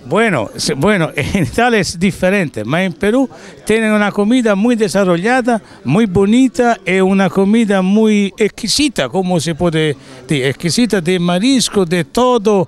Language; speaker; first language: Spanish; non-native, learner; Italian